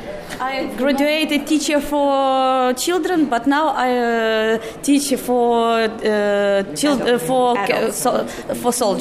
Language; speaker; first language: English; non-native, learner; Ukrainian